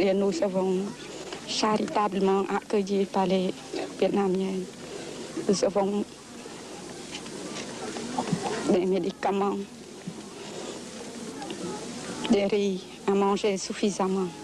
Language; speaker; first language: French; non-native, learner; Khmer